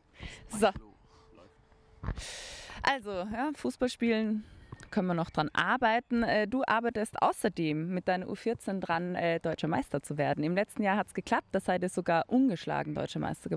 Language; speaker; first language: German; native; German